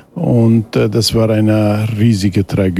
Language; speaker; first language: German; non-native, fluent; Kurdish